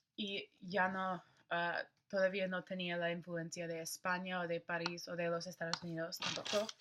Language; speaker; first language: Spanish; non-native, learner; English